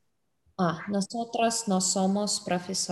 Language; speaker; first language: Spanish; non-native, learner; English